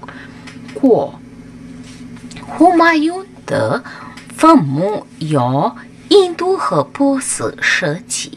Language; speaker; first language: Chinese; non-native, fluent; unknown